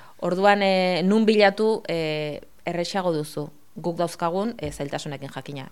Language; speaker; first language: Basque; native; Basque